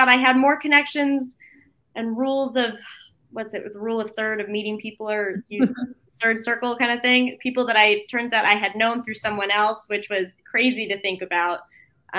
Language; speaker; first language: English; native; English